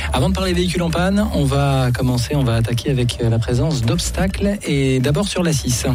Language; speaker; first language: French; native; French